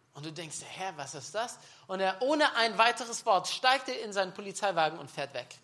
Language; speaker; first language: German; native; German